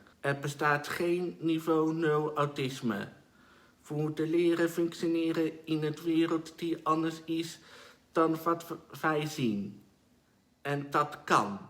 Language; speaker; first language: Dutch; early bilingual, other home language; Portuguese